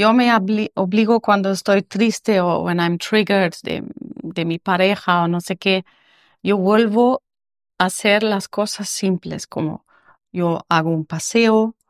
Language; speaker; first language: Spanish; non-native, learner; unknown